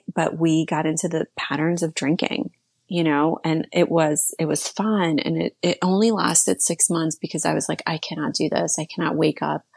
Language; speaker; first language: English; early bilingual, other home language; Slovak